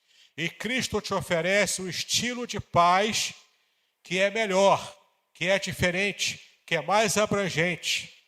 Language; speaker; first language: Portuguese; native; Portuguese